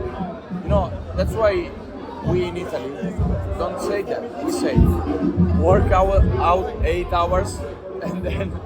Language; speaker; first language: English; non-native, learner; Italian